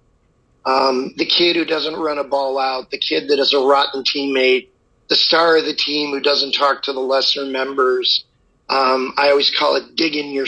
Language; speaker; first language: English; native; English